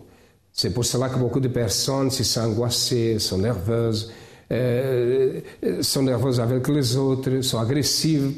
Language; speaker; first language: French; non-native, fluent; Portuguese